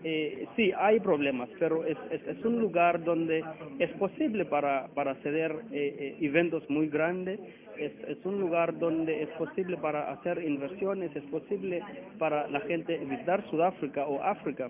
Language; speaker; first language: Spanish; non-native, learner; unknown